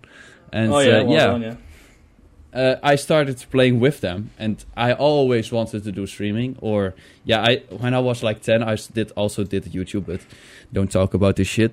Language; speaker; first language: English; non-native, fluent; Dutch